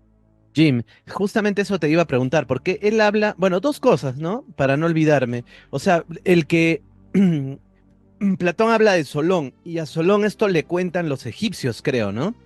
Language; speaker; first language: Spanish; native; Spanish